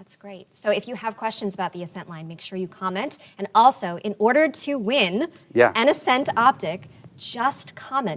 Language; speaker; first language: English; native; English